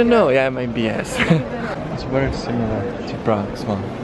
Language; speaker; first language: English; non-native, learner; Czech